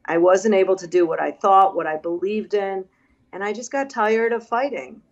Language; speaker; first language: English; native; English